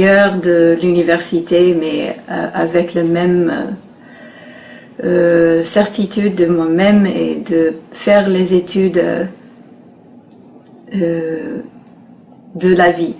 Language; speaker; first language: French; non-native, learner; English